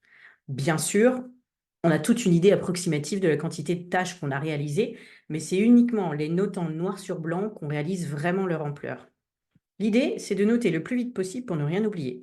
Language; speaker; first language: French; native; French